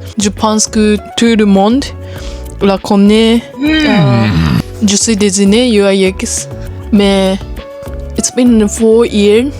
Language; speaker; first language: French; non-native, learner; Japanese